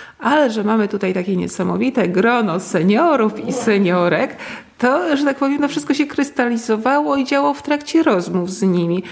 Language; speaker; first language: Polish; native; Polish